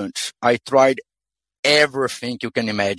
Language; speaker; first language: English; non-native, fluent; Portuguese